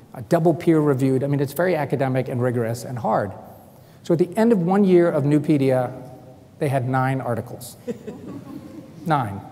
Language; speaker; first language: English; native; English